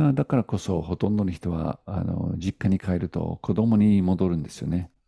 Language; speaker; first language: Japanese; native; Japanese